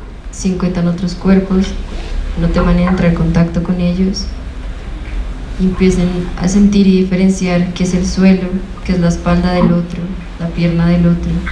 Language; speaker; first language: Spanish; native; Spanish